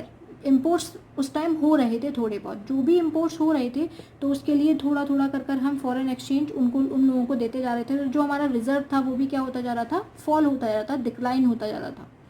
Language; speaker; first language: Hindi; native; Hindi